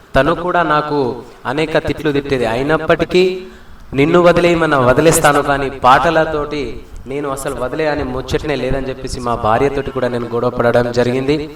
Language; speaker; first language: Telugu; non-native, local second language; Lambadi